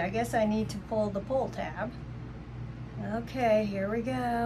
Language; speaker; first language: English; native; English